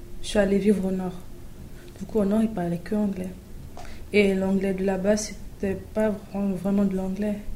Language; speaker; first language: French; early bilingual, other home language; Duala